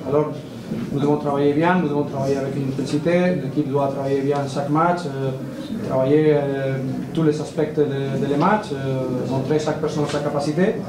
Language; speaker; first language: French; non-native, learner; Spanish